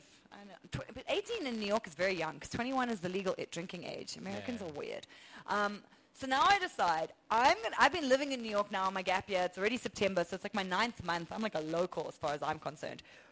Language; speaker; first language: English; native; English